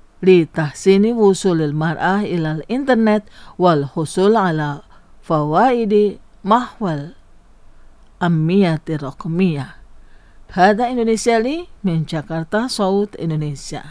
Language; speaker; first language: Arabic; non-native, fluent; Indonesian